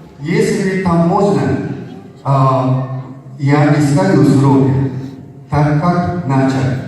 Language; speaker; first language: Russian; non-native, learner; Japanese